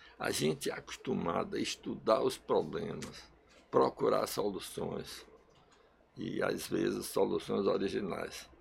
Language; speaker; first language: Portuguese; early bilingual, other home language; Russian